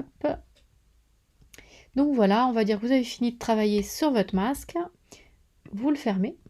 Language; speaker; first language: French; native; French